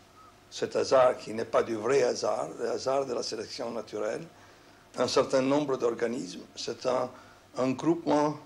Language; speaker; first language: French; non-native, fluent; English